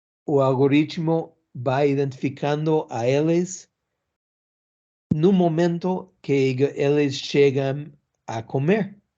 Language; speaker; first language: Portuguese; non-native, learner; English